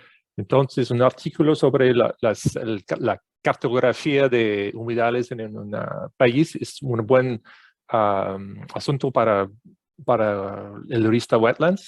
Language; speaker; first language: Spanish; non-native, fluent; English